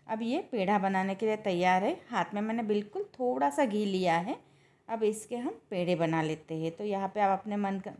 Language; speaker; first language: Hindi; non-native, local second language; Marathi